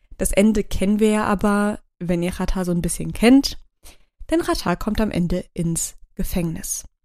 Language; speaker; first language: German; early bilingual, other home language; Turkish